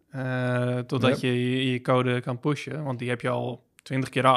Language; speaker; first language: Dutch; native; Dutch